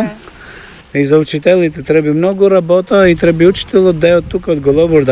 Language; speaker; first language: Bulgarian; early bilingual, heritage; Bulgarian